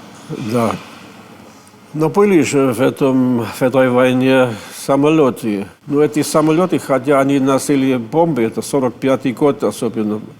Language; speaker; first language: Russian; non-native, fluent; German